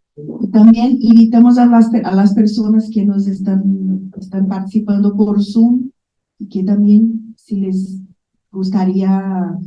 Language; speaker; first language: Spanish; non-native, fluent; Portuguese